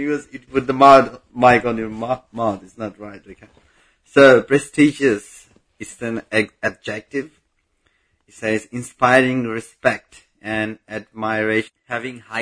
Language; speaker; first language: English; non-native, local second language; Bangla